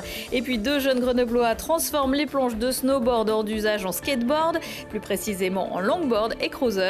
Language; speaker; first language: French; native; French